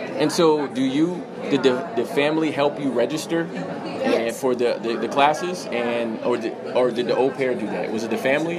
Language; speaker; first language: English; native; English